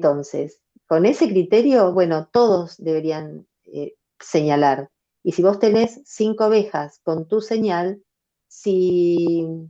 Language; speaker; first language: Spanish; native; Spanish